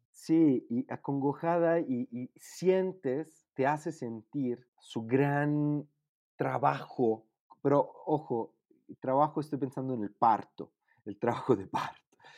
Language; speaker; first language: Spanish; non-native, fluent; Italian